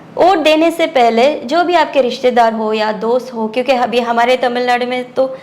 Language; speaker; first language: Hindi; non-native, local second language; Tamil